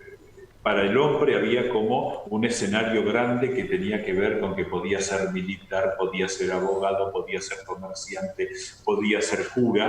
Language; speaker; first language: Spanish; native; Spanish